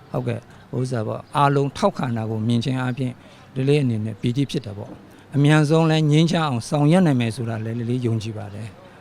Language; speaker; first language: Burmese; non-native, local second language; Shan